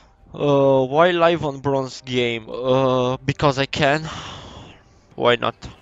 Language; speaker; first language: English; non-native, learner; Romanian